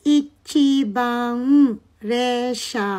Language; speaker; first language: Japanese; non-native, fluent; Filipino